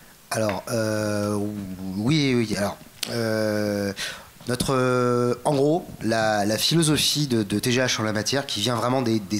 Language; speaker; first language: French; native; French